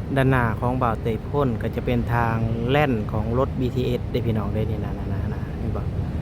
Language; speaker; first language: Thai; native; Thai